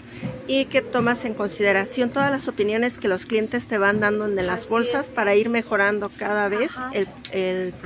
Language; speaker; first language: Spanish; native; Spanish